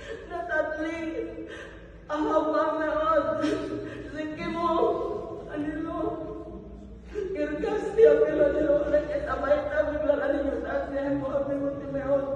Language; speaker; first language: Hebrew; non-native, learner; Filipino